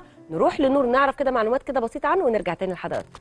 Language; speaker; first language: Arabic; native; Arabic